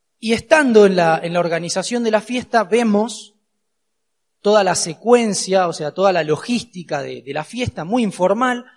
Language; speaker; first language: Spanish; native; Spanish